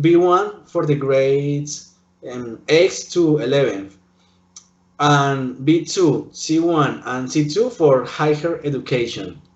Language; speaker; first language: English; non-native, learner; Spanish